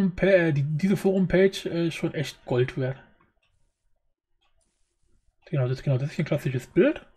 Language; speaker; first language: German; native; German